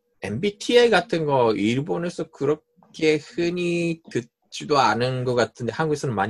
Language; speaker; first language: Korean; non-native, fluent; Japanese